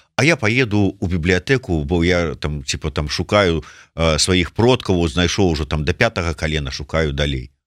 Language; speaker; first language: Belarusian; native; Belarusian